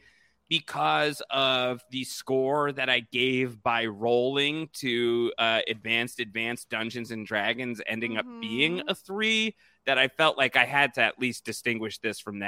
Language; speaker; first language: English; native; English